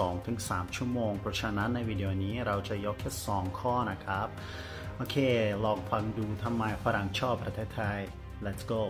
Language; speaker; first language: Thai; non-native, fluent; Russian